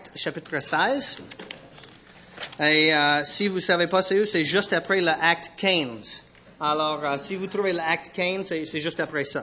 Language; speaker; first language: French; non-native, fluent; English